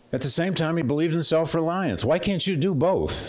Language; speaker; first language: English; native; English